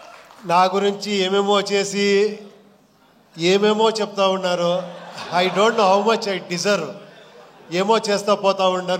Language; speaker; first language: Telugu; non-native, fluent; Kannada